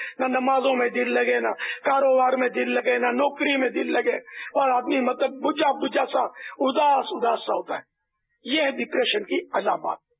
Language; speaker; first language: Urdu; native; Urdu